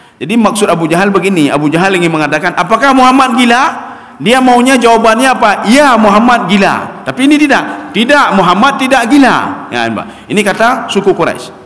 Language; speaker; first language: Malay; non-native, local second language; Achinese